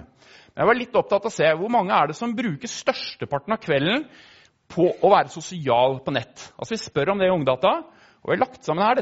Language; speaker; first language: Norwegian; native; Norwegian